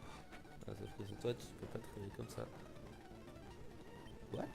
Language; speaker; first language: French; native; French